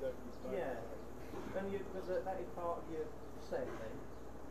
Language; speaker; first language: English; native; English